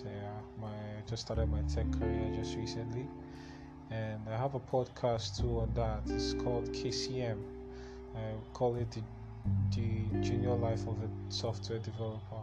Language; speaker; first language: English; non-native, local second language; Igbo